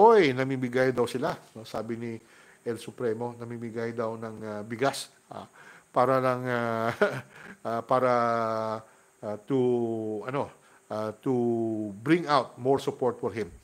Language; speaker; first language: Filipino; non-native, local second language; Hiligaynon